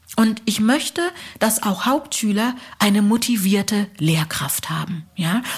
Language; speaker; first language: German; early bilingual, other home language; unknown